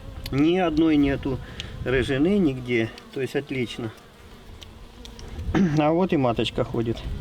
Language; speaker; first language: Russian; native; Russian